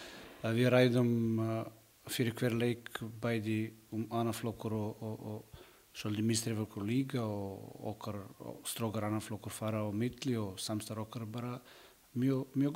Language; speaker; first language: Icelandic; non-native, learner; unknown